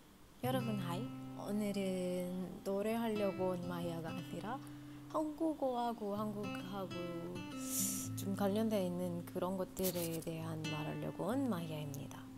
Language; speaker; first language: Korean; non-native, fluent; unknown